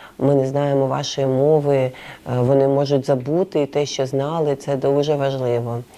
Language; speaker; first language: Ukrainian; native; Ukrainian